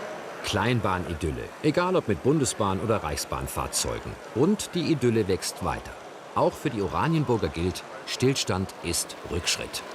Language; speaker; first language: German; native; German